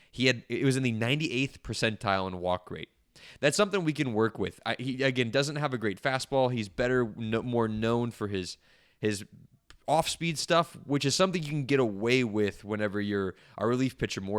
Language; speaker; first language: English; native; English